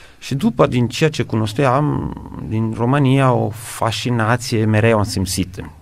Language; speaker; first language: Romanian; non-native, fluent; Italian